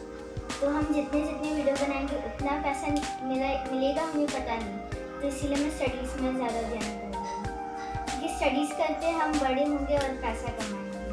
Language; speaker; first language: Hindi; non-native, local second language; Malayalam